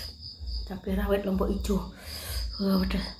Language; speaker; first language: Indonesian; non-native, local second language; Javanese